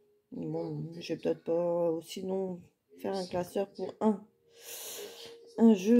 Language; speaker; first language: French; native; French